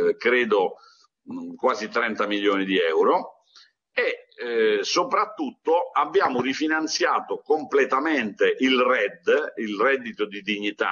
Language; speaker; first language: Italian; native; Italian